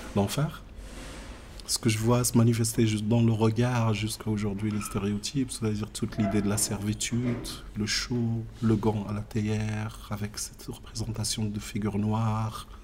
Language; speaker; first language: French; non-native, local second language; Tachelhit